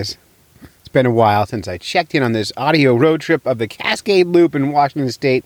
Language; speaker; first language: English; native; English